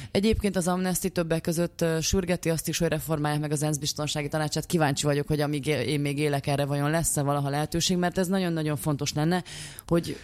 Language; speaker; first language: Hungarian; native; Hungarian